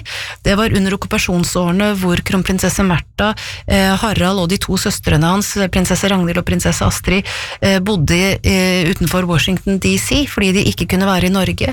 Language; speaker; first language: Norwegian; native; Norwegian